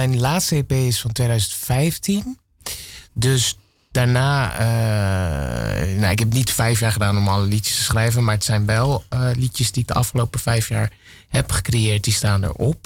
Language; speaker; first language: Dutch; native; Dutch